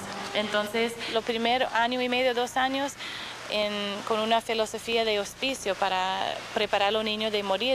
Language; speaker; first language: Spanish; non-native, fluent; English